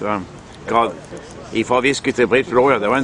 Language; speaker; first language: Swedish; native; Swedish